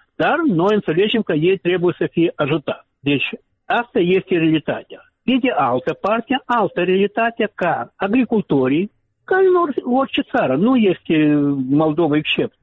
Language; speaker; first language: Romanian; non-native, local second language; Russian